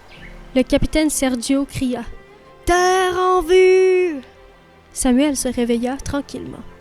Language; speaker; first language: French; native; French